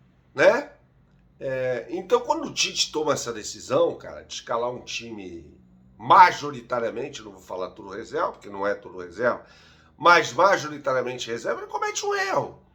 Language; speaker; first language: Portuguese; native; Portuguese